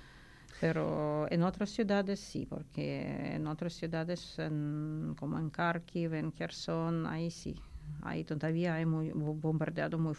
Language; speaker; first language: Spanish; non-native, learner; Ukrainian